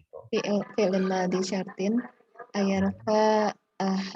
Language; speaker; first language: Arabic; non-native, learner; Indonesian